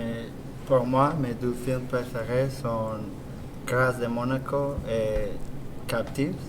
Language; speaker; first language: French; non-native, learner; English